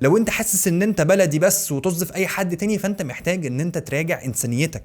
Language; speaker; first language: Arabic; native; Arabic